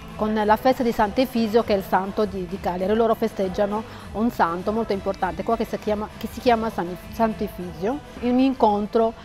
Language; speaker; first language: Italian; non-native, fluent; Arabic